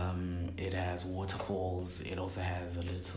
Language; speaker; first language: English; non-native, local second language; Swati